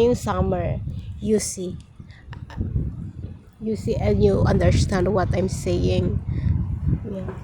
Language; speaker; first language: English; non-native, local second language; Filipino